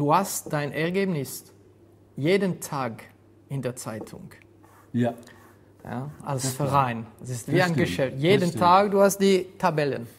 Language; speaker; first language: German; non-native, fluent; French